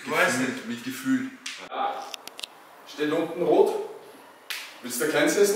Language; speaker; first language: German; native; German